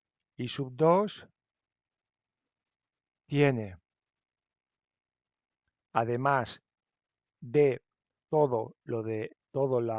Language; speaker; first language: Spanish; native; Spanish